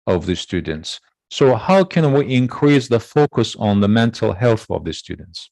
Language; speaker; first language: English; non-native, fluent; Azerbaijani